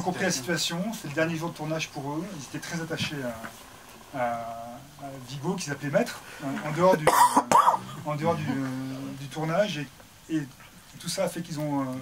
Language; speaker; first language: French; native; French